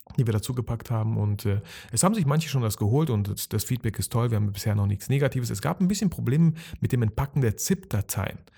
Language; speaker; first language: German; early bilingual, other home language; Russian